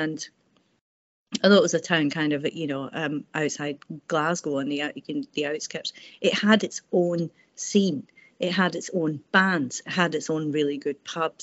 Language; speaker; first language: English; native; English